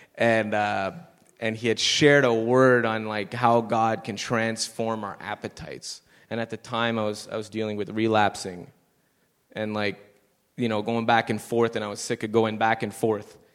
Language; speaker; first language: English; native; English